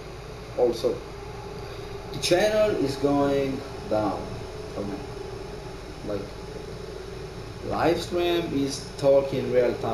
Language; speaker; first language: English; non-native, learner; Italian